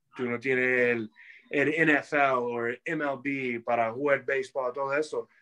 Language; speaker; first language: Spanish; early bilingual, heritage; Spanish